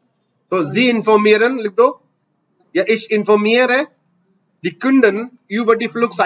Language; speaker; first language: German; non-native, fluent; Hindi